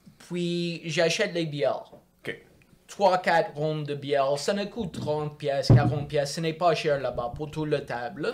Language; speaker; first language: French; non-native, local second language; English